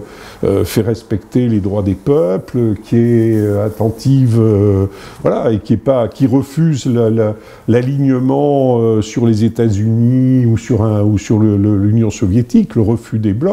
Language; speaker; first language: French; native; French